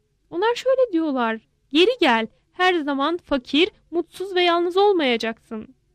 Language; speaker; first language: Turkish; native; Turkish